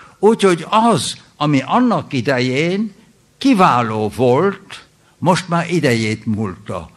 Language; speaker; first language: Hungarian; early bilingual, heritage; German